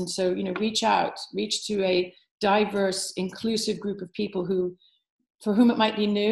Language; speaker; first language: English; native; English